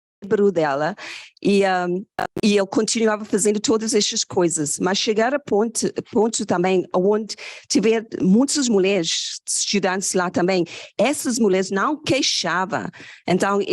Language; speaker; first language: Portuguese; non-native, fluent; English